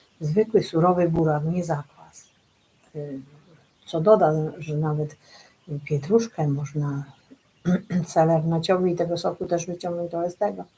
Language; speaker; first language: Polish; native; Polish